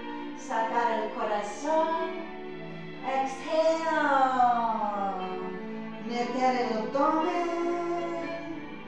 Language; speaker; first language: Spanish; non-native, fluent; English